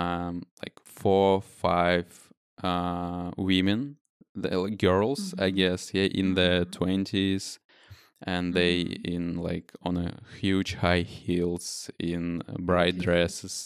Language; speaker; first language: English; non-native, fluent; Russian